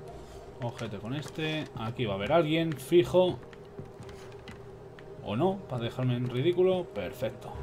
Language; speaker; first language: Spanish; native; Spanish